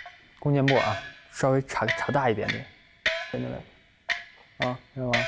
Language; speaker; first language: Chinese; native; Chinese